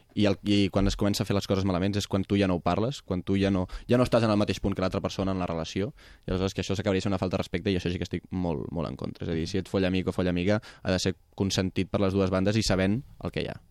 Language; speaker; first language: Catalan; non-native, local second language; Spanish